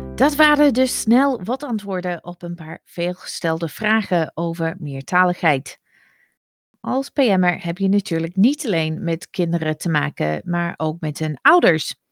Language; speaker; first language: Dutch; non-native, fluent; English